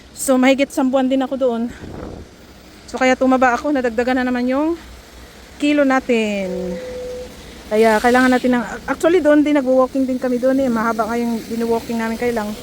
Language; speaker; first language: Filipino; native; Filipino